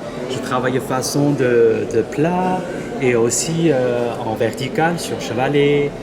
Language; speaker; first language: French; non-native, learner; Chinese